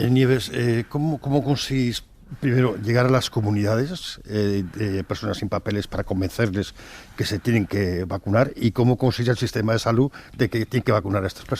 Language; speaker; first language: Spanish; native; Spanish